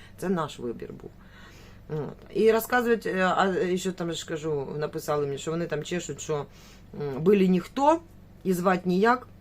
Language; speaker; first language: Ukrainian; native; Ukrainian